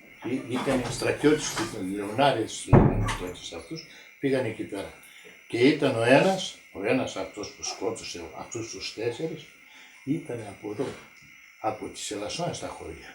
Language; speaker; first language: Greek; native; Greek